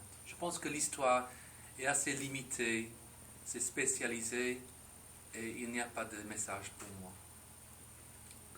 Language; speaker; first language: French; non-native, fluent; English